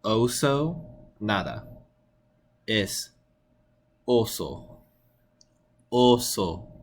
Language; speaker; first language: Spanish; non-native, learner; English